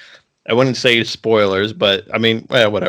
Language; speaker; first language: English; native; English